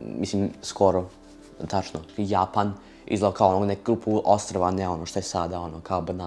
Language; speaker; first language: Serbian; early bilingual, heritage; Serbian